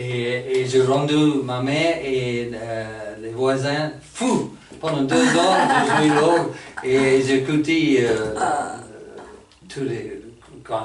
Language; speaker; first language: French; non-native, fluent; English